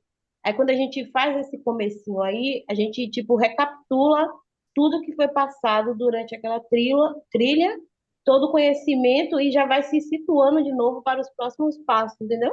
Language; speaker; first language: Portuguese; native; Portuguese